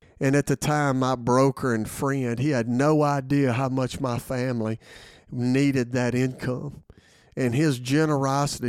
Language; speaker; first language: English; native; English